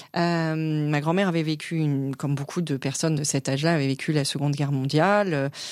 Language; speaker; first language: French; native; French